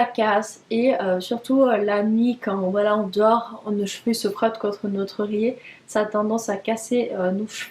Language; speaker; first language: French; native; French